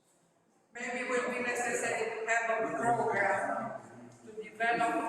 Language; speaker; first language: English; non-native, learner; Romanian